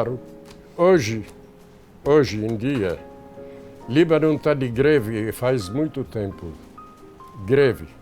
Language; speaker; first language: Portuguese; non-native, fluent; Arabic